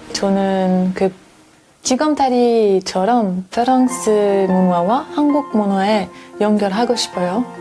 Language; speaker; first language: Korean; non-native, fluent; French